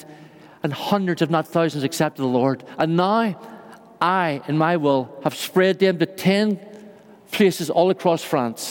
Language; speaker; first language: English; native; English